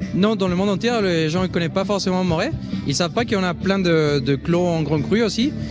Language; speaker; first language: French; non-native, fluent; Spanish